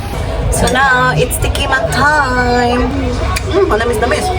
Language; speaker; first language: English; non-native, local second language; Cebuano